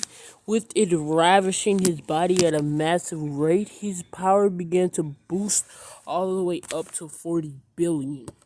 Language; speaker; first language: English; native; English